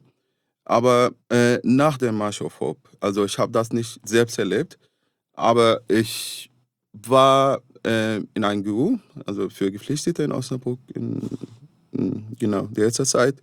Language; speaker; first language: German; non-native, fluent; Arabic